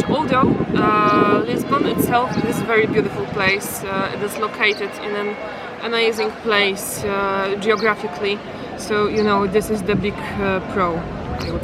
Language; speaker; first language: English; non-native, fluent; Polish